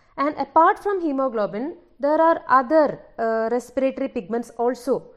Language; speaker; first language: English; non-native, local second language; Malayalam